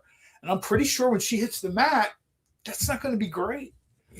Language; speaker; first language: English; native; English